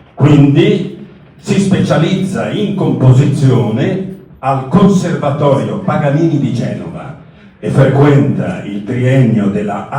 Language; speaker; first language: Italian; native; Italian